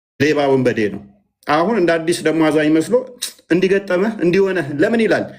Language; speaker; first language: Amharic; native; Amharic